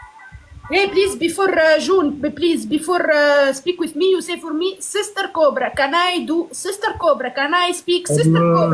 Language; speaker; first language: English; non-native, learner; Arabic